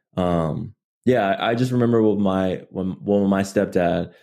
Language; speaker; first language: English; native; English